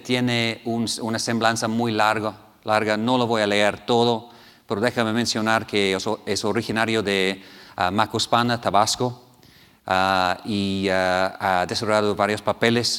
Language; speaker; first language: Spanish; non-native, fluent; English